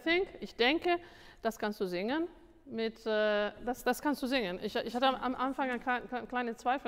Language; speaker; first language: German; non-native, fluent; Italian